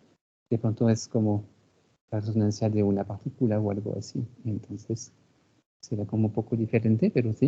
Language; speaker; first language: Spanish; non-native, fluent; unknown